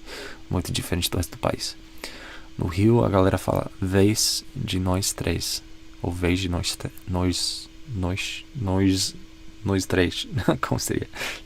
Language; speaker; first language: Portuguese; non-native, fluent; English